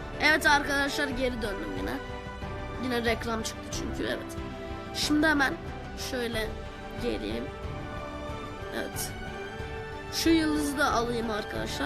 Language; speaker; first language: Turkish; native; Turkish